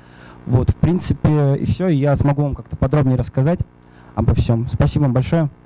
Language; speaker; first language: Russian; native; Russian